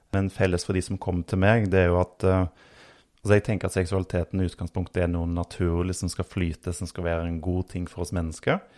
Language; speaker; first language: Norwegian; native; Norwegian